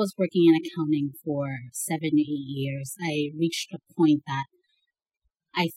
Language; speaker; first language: English; non-native, local second language; Bikol